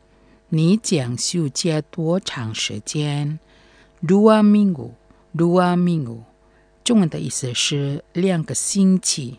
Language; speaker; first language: Chinese; non-native, fluent; Indonesian